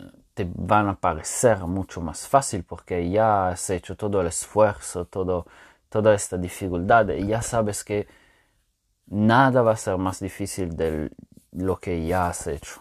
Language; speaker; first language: Spanish; non-native, fluent; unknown